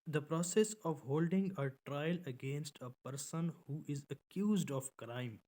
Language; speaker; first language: English; non-native, local second language; Urdu